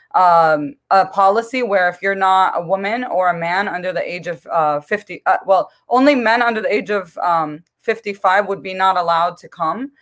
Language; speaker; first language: English; early bilingual, other home language; Arabic